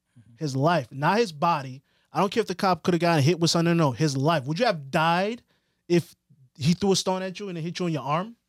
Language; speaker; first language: English; early bilingual, other home language; Haitian Creole